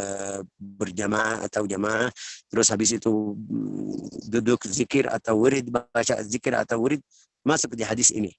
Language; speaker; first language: Indonesian; non-native, learner; Arabic